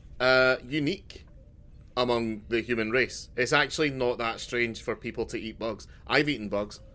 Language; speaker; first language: English; native; English